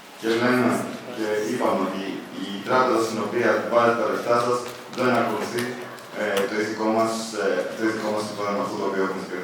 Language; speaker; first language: Greek; native; Greek